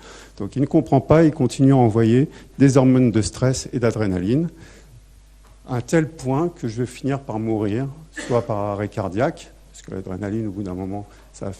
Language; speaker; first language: French; native; French